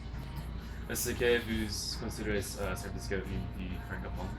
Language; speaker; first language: French; non-native, learner; English